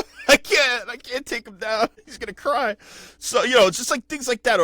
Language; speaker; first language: English; native; English